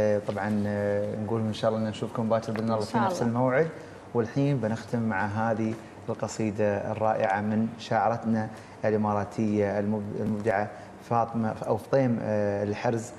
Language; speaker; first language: Arabic; native; Arabic